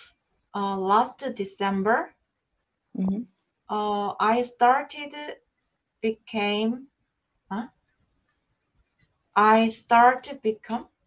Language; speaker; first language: English; non-native, learner; Korean